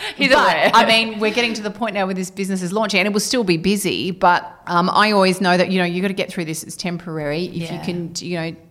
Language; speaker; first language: English; native; English